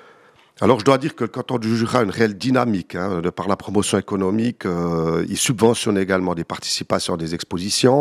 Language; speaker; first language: French; native; French